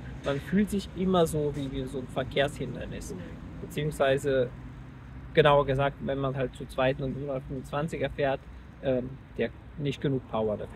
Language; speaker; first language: German; native; German